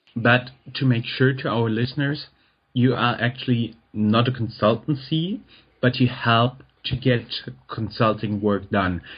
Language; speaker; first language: English; non-native, fluent; German